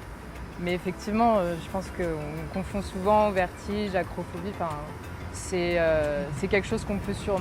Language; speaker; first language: French; native; French